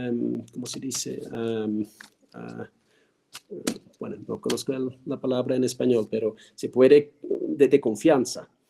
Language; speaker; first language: Spanish; non-native, fluent; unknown